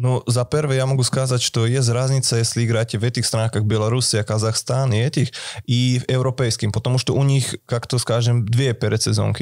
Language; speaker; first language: Russian; non-native, fluent; Slovak